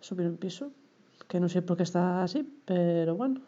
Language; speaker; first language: Spanish; non-native, local second language; Galician